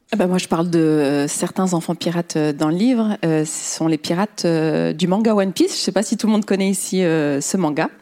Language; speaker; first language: French; early bilingual, other home language; Riffian